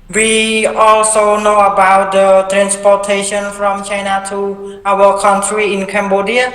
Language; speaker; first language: English; non-native, learner; Khmer